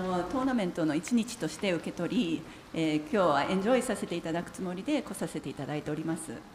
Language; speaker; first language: Japanese; native; Japanese